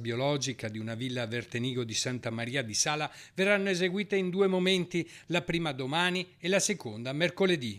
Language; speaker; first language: Italian; native; Italian